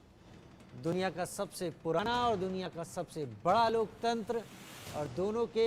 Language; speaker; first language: Hindi; native; Hindi